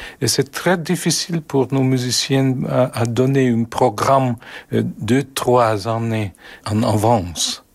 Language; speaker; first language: French; non-native, learner; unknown